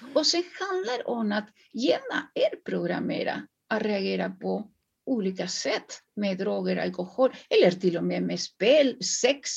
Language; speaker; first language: Swedish; non-native, fluent; Spanish